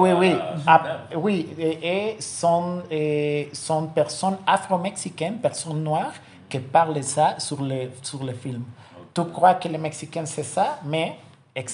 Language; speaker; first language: French; non-native, learner; Spanish